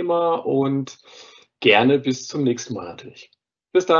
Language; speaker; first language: German; native; German